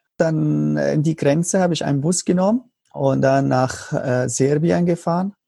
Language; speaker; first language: German; non-native, learner; Arabic